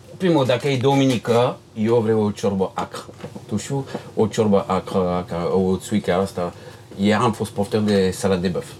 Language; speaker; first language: Romanian; non-native, learner; French